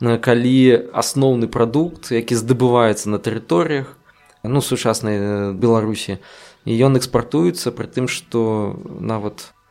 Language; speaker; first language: Belarusian; non-native, local second language; Russian